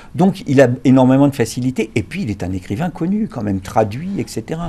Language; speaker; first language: French; native; French